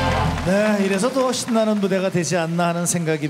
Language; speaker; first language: Korean; native; Korean